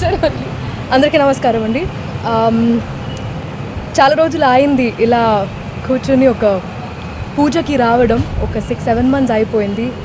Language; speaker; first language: Telugu; non-native, local second language; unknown